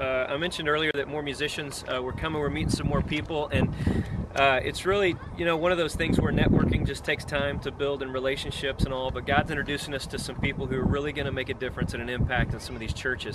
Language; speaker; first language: English; native; English